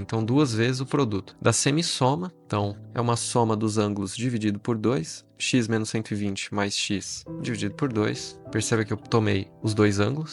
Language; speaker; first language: Portuguese; native; Portuguese